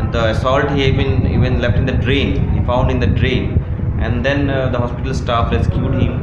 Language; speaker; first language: English; non-native, local second language; Bangla